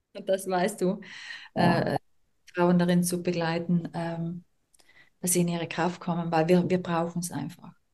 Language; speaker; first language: German; native; German